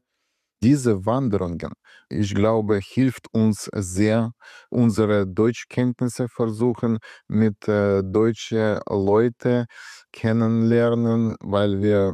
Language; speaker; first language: German; non-native, learner; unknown